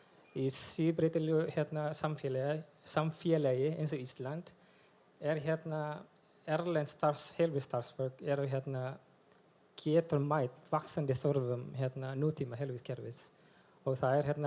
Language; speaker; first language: Icelandic; non-native, fluent; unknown